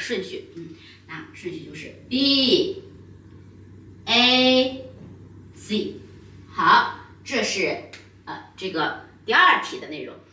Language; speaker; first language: Chinese; native; Chinese